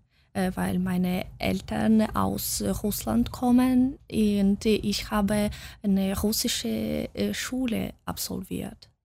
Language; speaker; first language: German; non-native, fluent; Russian